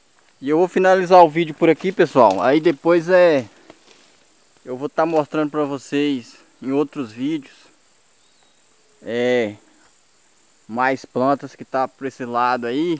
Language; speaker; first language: Portuguese; native; Portuguese